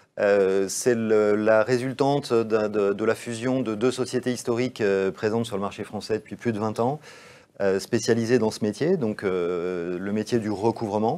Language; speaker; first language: French; native; French